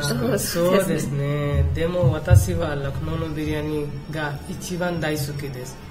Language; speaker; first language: Japanese; non-native, learner; Nepali